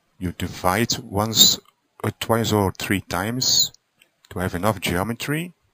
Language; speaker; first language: English; non-native, fluent; Dutch